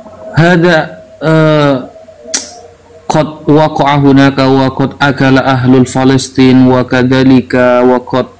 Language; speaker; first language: Arabic; non-native, learner; Indonesian